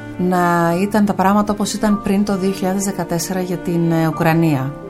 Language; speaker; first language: Greek; native; Greek